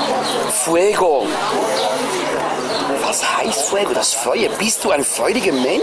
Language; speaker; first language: German; native; German